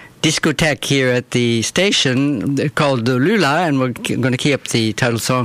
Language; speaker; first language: English; non-native, fluent; French